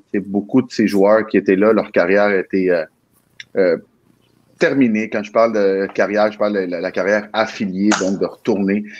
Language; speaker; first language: French; early bilingual, other home language; Spanish